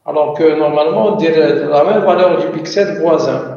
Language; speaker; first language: French; non-native, local second language; Arabic